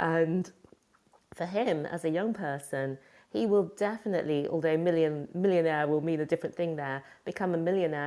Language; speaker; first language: English; native; English